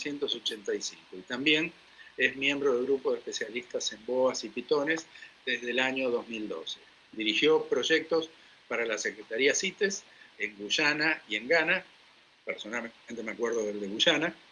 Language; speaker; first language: Spanish; native; Spanish